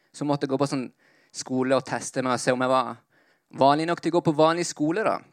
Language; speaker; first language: Norwegian; early bilingual, other home language; Spanish